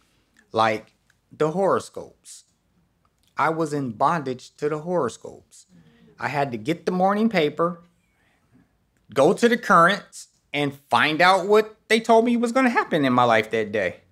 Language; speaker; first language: English; native; English